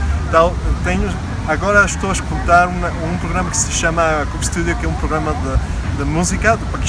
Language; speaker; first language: Portuguese; non-native, learner; Spanish